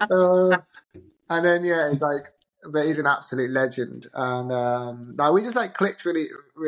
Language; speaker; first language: English; native; English